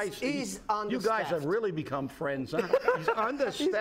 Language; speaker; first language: English; native; English